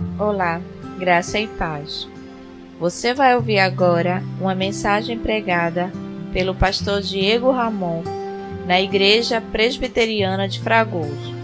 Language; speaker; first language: Portuguese; native; Portuguese